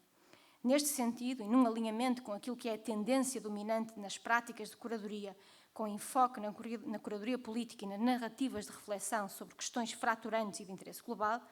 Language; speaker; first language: Portuguese; native; Portuguese